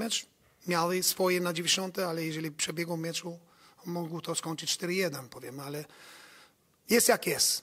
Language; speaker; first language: Polish; non-native, learner; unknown